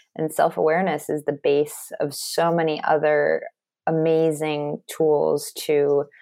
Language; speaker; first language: English; native; English